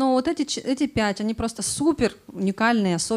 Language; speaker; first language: Russian; native; Russian